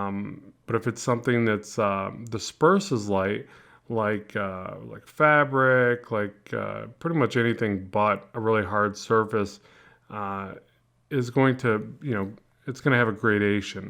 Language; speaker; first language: English; native; English